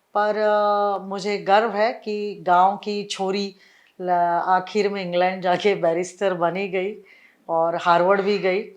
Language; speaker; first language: Hindi; non-native, local second language; Marwari